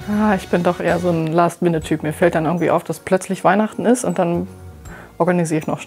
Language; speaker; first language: German; native; German